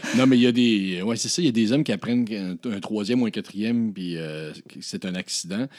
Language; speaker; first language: French; native; French